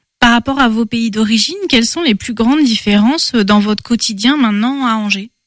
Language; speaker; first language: French; native; French